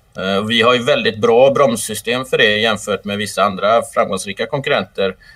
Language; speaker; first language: Swedish; native; Swedish